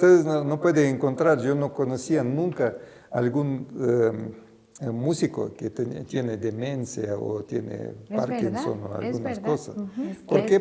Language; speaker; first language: Spanish; non-native, fluent; Russian